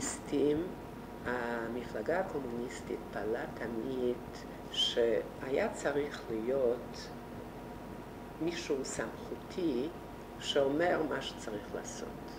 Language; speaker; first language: Hebrew; non-native, fluent; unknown